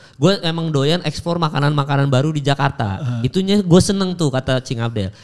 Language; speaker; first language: Indonesian; native; Indonesian